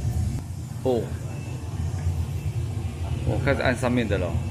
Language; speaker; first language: Chinese; native; Chinese